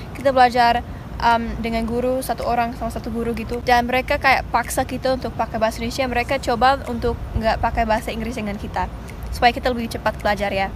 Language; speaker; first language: Indonesian; early bilingual, other home language; English